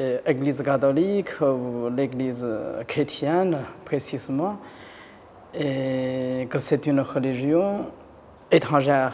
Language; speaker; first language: French; non-native, fluent; Chinese